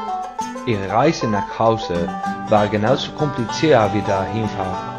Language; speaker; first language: German; non-native, learner; Spanish